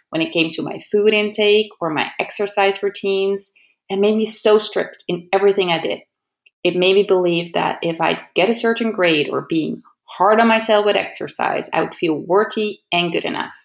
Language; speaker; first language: English; non-native, fluent; Dutch